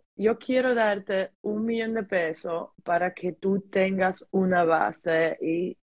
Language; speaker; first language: Spanish; early bilingual, heritage; German